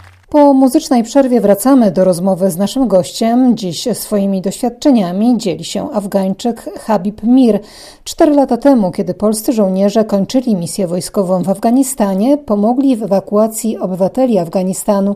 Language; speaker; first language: Polish; native; Polish